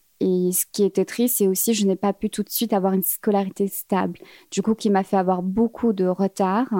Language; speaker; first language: French; early bilingual, other home language; Arabic